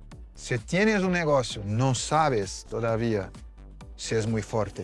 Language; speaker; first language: Spanish; non-native, fluent; Portuguese